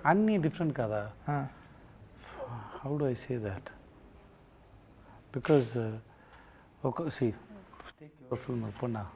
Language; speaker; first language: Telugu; non-native, learner; Tamil